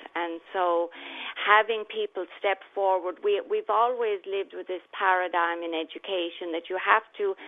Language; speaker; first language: English; native; English